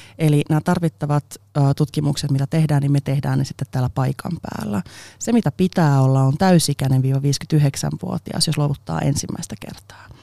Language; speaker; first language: Finnish; non-native, local second language; Swedish